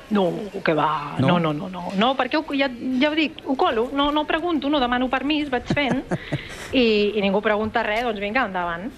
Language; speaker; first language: Catalan; native; Catalan